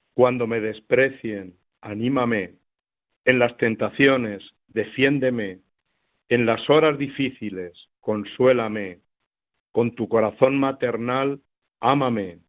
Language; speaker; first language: Spanish; native; Spanish